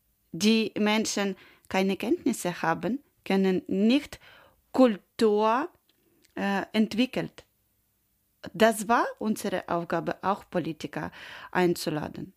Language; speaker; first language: German; non-native, learner; Ukrainian